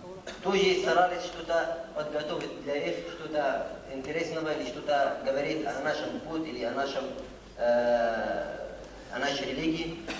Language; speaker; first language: Russian; non-native, learner; Arabic